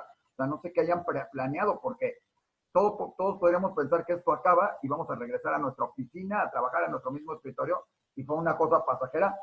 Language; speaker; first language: Spanish; native; Spanish